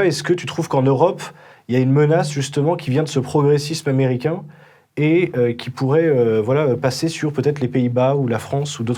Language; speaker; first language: French; native; French